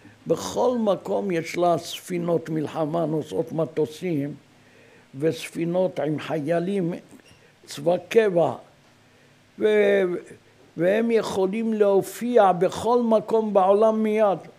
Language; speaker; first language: Hebrew; non-native, fluent; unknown